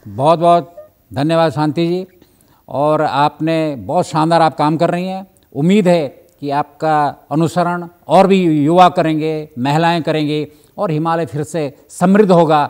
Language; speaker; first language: Hindi; native; Hindi